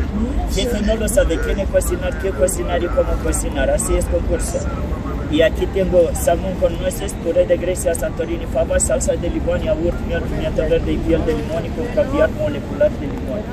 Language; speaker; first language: Spanish; non-native, learner; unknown